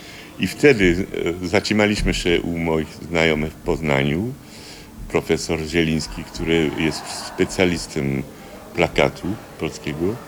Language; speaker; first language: Polish; early bilingual, heritage; French